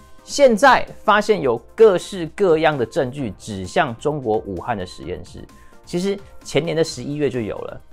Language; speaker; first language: Chinese; native; Chinese